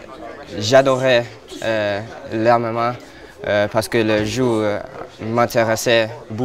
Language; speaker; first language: French; early bilingual, heritage; French